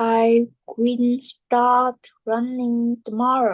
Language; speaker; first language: English; non-native, learner; Vietnamese